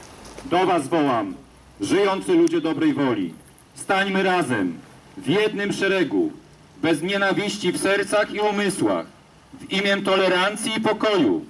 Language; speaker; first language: Polish; native; Polish